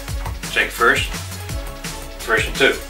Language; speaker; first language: English; non-native, fluent; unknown